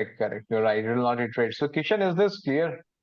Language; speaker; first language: English; non-native, local second language; Hindi